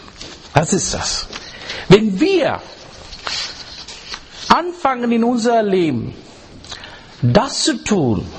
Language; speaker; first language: German; non-native, learner; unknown